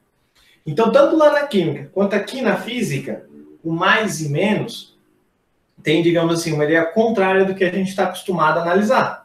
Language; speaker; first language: Portuguese; native; Portuguese